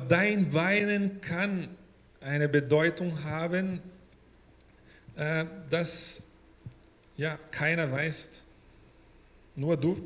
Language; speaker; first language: German; non-native, fluent; Portuguese